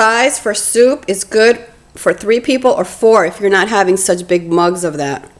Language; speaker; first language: English; native; English